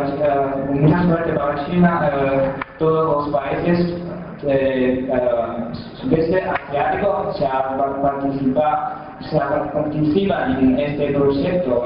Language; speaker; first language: Spanish; non-native, fluent; Chinese